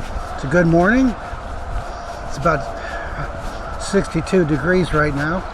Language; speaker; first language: English; native; English